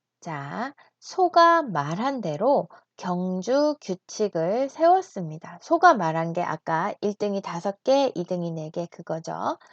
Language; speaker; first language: Korean; native; Korean